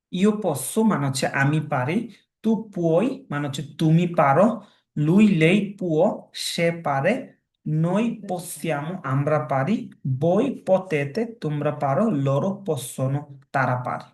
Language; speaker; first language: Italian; non-native, fluent; Bangla